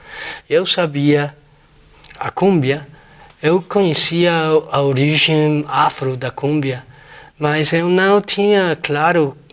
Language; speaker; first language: Portuguese; non-native, fluent; Spanish